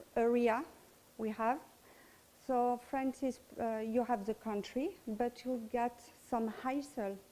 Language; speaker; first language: English; non-native, learner; French